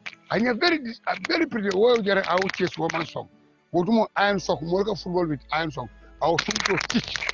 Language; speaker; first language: English; non-native, local second language; Mandingo